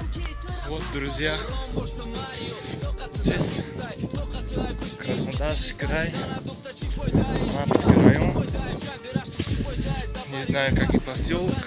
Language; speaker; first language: Russian; non-native, learner; Tajik